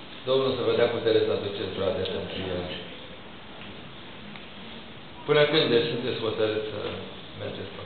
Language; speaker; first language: Romanian; native; Romanian